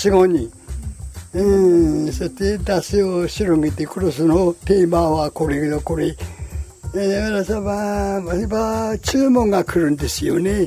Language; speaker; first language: Japanese; native; Japanese